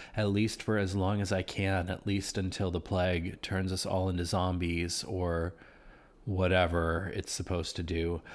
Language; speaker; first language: English; native; English